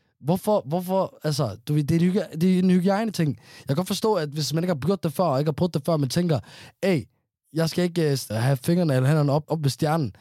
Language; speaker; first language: Danish; early bilingual, other home language; Somali